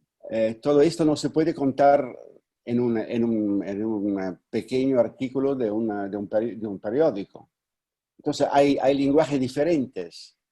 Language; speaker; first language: Spanish; non-native, fluent; Italian